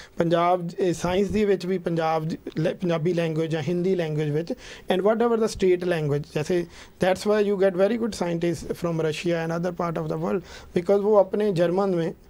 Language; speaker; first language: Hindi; non-native, local second language; Punjabi